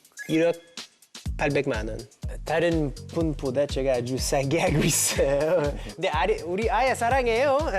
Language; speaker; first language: Korean; non-native, fluent; English